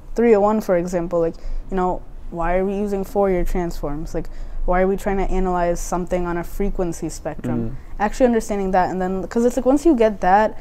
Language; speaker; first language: English; native; English